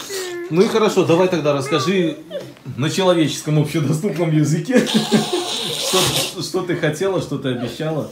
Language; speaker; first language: Russian; native; Russian